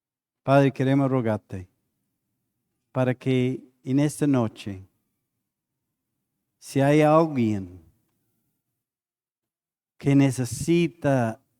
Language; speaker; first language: Spanish; non-native, fluent; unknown